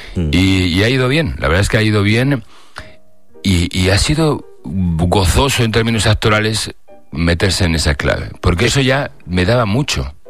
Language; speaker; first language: Spanish; native; Spanish